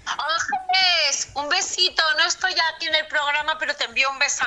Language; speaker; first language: Spanish; native; Spanish